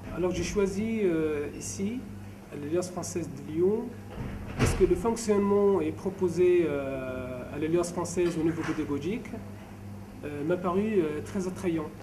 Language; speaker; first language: French; non-native, fluent; Arabic